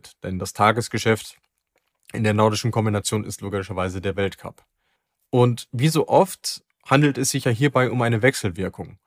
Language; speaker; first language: German; native; German